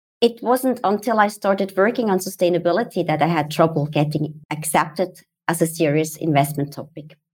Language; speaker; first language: English; non-native, fluent; German